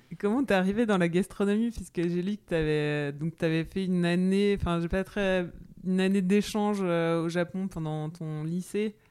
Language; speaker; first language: French; native; French